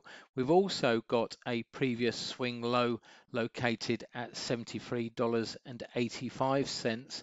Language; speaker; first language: English; native; English